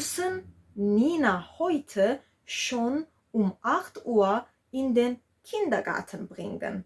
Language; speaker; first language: German; non-native, fluent; Georgian